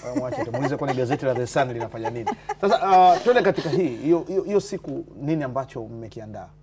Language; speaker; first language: Swahili; native; Swahili